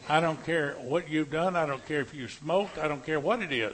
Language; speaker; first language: English; native; English